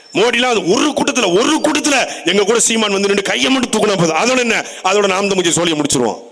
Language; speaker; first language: Tamil; native; Tamil